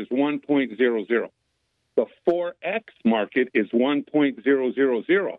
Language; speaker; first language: English; native; English